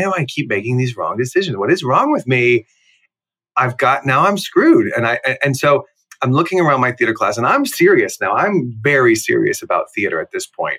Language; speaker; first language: English; native; English